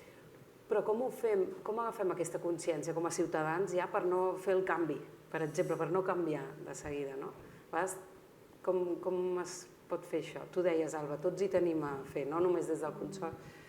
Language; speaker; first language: Catalan; native; Catalan